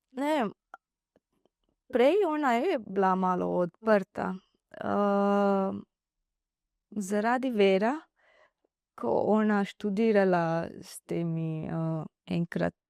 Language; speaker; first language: Slovenian; non-native, learner; Divehi